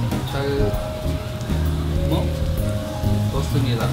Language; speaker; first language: Korean; non-native, learner; English